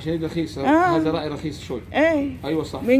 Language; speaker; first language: Arabic; non-native, learner; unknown